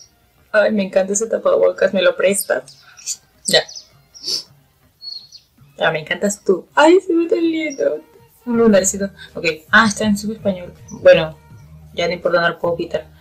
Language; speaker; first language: Spanish; native; Spanish